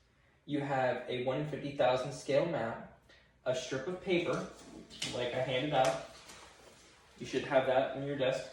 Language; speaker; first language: English; native; English